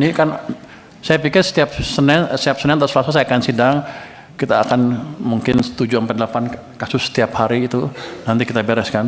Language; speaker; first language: Indonesian; native; Indonesian